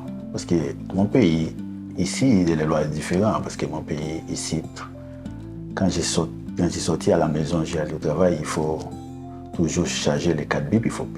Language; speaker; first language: French; non-native, learner; Haitian Creole